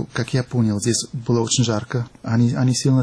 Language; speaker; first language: Russian; non-native, fluent; German